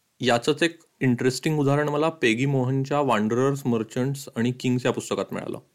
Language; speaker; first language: Marathi; early bilingual, heritage; Marathi